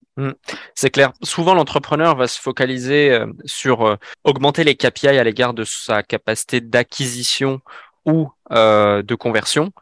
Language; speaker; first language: French; native; French